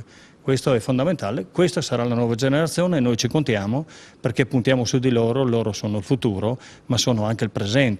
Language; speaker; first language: Italian; native; Italian